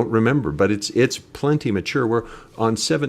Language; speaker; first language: English; native; English